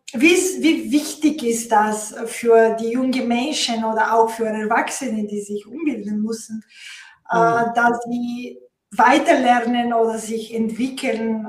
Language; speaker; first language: German; non-native, fluent; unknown